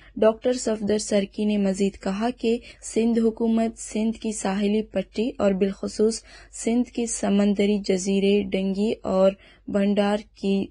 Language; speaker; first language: Urdu; non-native, local second language; Baluchi